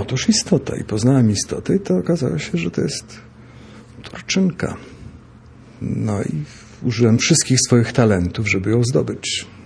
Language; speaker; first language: Polish; native; Polish